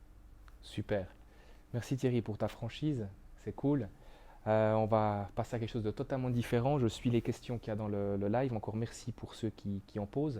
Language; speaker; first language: French; native; French